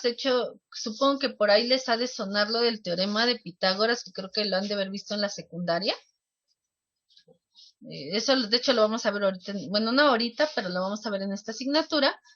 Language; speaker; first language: Spanish; native; Spanish